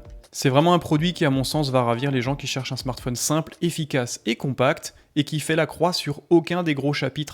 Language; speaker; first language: French; native; French